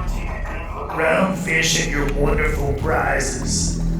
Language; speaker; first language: English; native; English